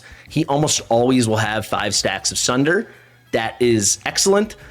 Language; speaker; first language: English; native; English